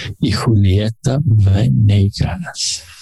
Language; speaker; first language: Spanish; non-native, learner; English